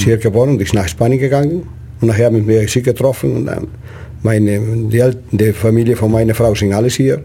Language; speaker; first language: German; non-native, learner; Spanish